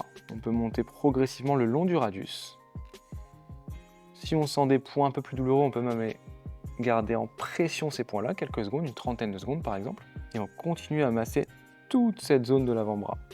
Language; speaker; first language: French; native; French